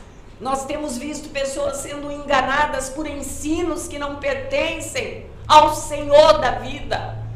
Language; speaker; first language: Portuguese; native; Portuguese